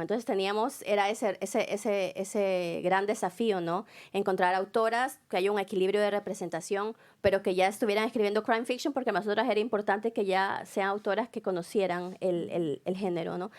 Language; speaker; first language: Spanish; native; Spanish